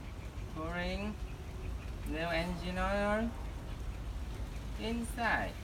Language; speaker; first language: English; non-native, learner; Vietnamese